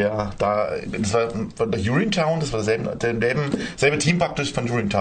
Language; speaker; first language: German; native; German